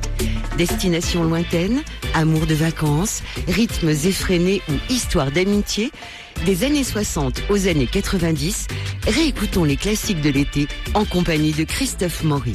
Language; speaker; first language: French; native; French